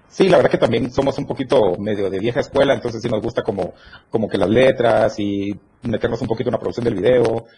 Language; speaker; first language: Spanish; native; Spanish